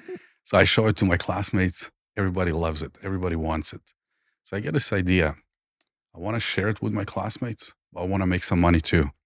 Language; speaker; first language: English; non-native, fluent; Croatian